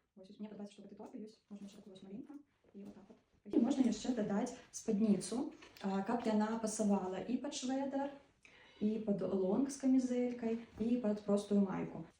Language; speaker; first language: Belarusian; non-native, local second language; Russian